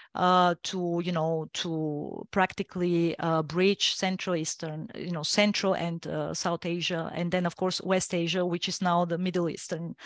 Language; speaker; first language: English; non-native, fluent; Bulgarian